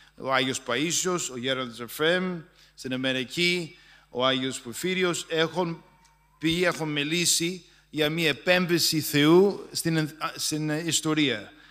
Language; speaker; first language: Greek; non-native, fluent; English